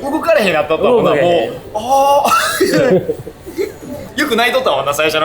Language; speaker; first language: Japanese; native; Japanese